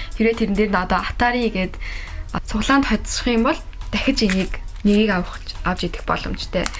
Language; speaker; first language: Mongolian; early bilingual, heritage; Mongolian